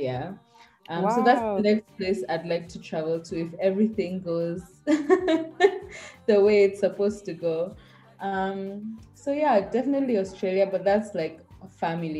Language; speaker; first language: English; native; English